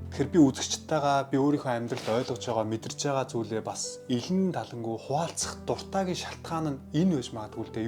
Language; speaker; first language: Mongolian; early bilingual, heritage; Mongolian